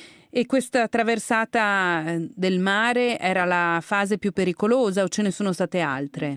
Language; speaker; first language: Italian; native; Italian